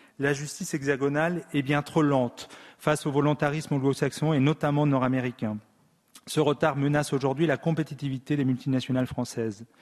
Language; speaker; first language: French; early bilingual, other home language; Spanish